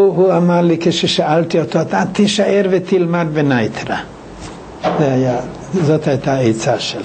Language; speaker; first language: Hebrew; non-native, fluent; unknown